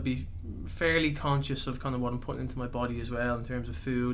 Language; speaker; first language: English; native; English